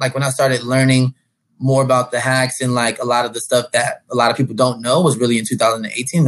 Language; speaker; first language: English; native; English